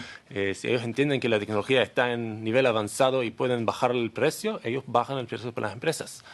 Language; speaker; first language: Spanish; non-native, learner; Hebrew